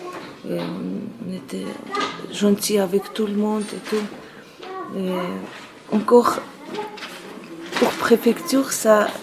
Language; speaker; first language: French; non-native, learner; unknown